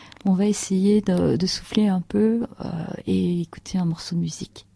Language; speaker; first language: French; native; French